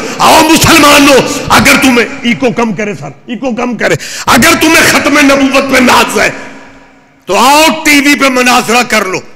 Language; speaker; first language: Urdu; non-native, local second language; Punjabi